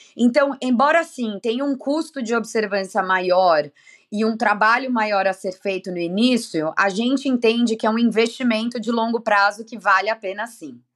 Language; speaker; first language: Portuguese; native; Portuguese